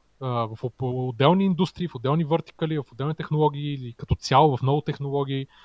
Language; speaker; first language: Bulgarian; native; Bulgarian